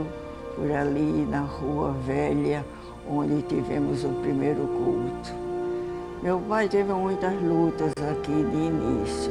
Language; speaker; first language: Portuguese; early bilingual, heritage; Portuguese